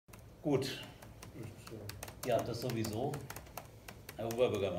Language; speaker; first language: German; native; German